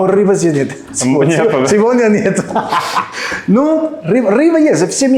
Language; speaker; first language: Russian; non-native, learner; Spanish